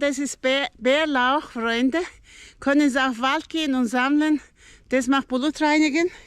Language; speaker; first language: German; non-native, learner; Turkish